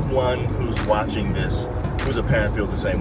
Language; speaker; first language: English; native; English